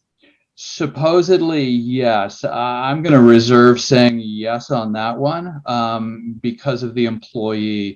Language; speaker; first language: English; native; English